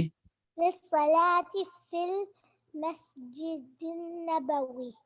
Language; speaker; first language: Arabic; non-native, learner; English